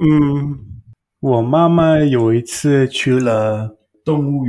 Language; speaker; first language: Chinese; non-native, learner; English